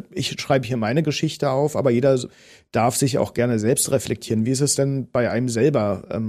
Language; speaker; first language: German; native; German